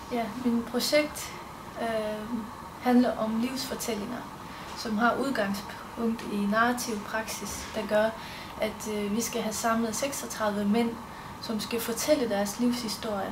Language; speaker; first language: Danish; non-native, fluent; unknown